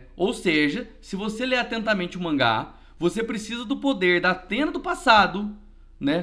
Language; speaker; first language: Portuguese; native; Portuguese